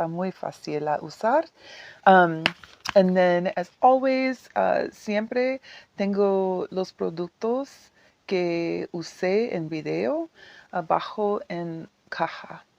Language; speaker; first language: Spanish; non-native, learner; English